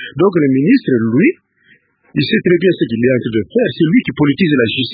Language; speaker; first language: French; non-native, local second language; Kongo